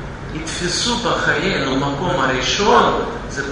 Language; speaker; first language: Hebrew; non-native, fluent; Russian